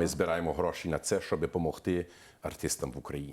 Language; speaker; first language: Ukrainian; early bilingual, heritage; Ukrainian